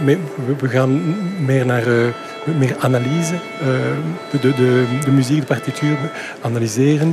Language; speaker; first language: Dutch; non-native, local second language; French